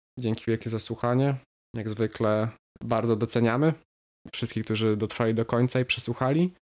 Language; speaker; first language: Polish; native; Polish